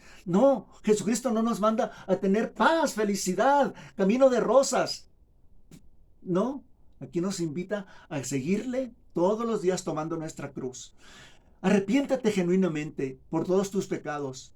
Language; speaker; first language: Spanish; native; Spanish